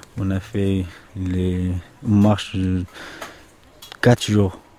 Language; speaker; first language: French; non-native, learner; Pashto